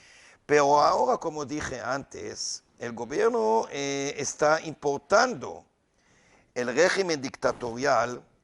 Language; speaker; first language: Spanish; non-native, learner; Hebrew